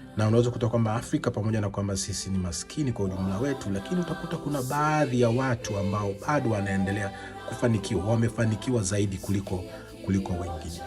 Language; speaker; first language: Swahili; native; Swahili